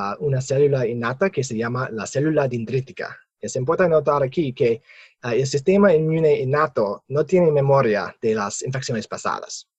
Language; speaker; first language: Spanish; non-native, fluent; English